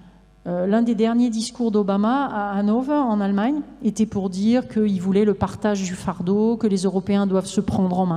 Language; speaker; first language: French; native; French